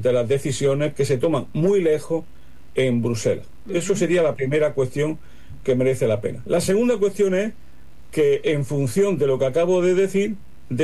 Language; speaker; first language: Spanish; native; Spanish